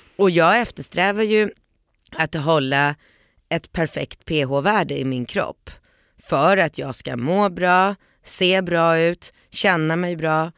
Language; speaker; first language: Swedish; early bilingual, other home language; Polish